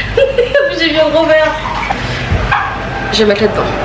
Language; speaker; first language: French; native; French